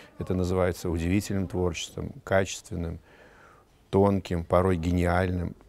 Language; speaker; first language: Russian; native; Russian